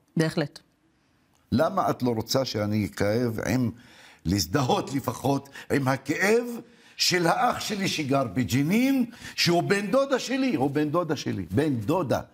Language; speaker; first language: Hebrew; non-native, local second language; Arabic